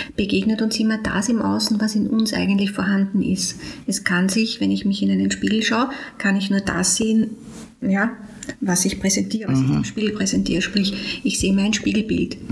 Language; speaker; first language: German; native; German